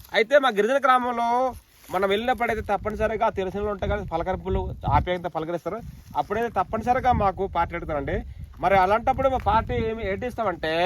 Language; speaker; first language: Telugu; non-native, local second language; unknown